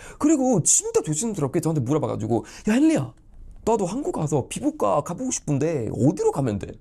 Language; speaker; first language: Korean; non-native, fluent; Swedish